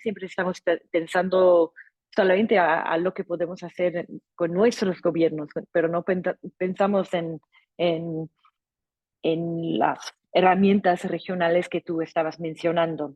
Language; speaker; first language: Spanish; non-native, fluent; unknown